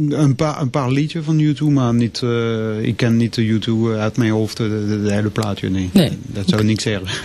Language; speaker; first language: Dutch; non-native, fluent; French